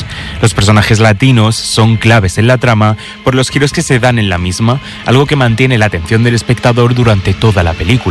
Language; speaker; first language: Spanish; native; Spanish